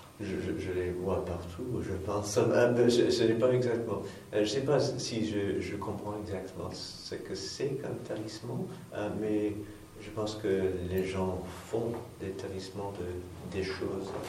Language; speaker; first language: French; non-native, fluent; English